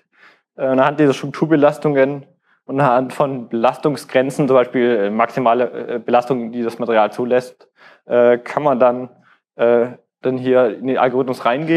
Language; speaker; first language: German; native; German